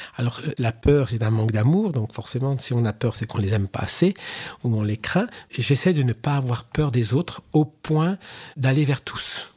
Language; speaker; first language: French; native; French